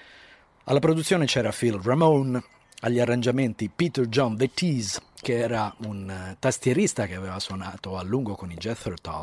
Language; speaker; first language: Italian; native; Italian